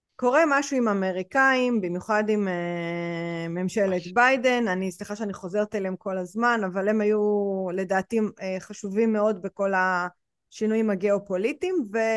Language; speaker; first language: Hebrew; native; Hebrew